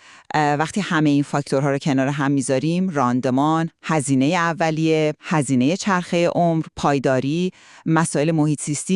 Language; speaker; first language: Persian; native; Persian